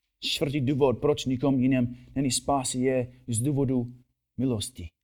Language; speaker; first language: Czech; non-native, fluent; English